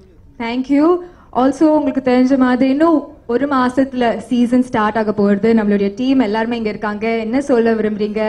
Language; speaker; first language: Tamil; native; Tamil